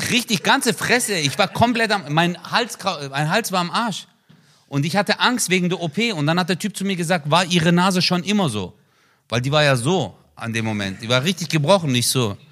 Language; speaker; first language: German; early bilingual, other home language; Turkish